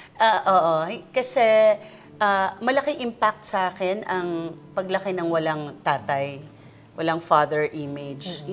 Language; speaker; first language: Filipino; non-native, local second language; Waray